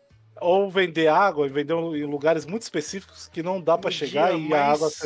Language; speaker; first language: Portuguese; native; Portuguese